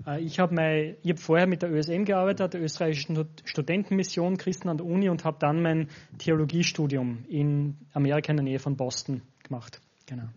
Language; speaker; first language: German; native; German